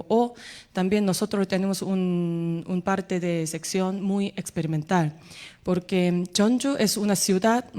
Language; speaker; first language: Spanish; non-native, learner; Korean